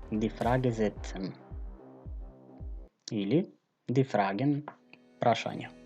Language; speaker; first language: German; non-native, fluent; Macedonian